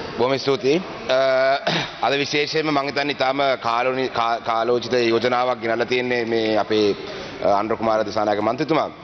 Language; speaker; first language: Sinhala; non-native, local second language; Tamil